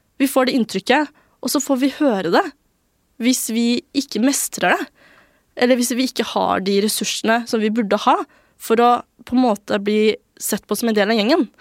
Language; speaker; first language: Norwegian; early bilingual, other home language; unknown